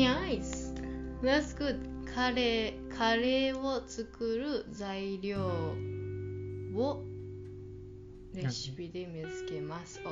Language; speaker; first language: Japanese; non-native, fluent; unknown